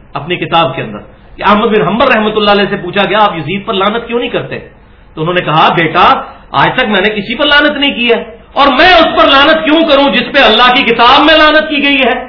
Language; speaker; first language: Urdu; non-native, local second language; Punjabi